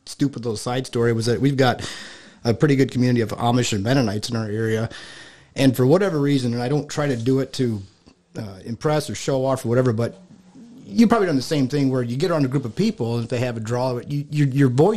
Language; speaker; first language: English; native; English